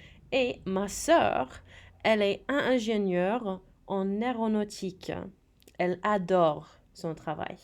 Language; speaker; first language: French; non-native, fluent; English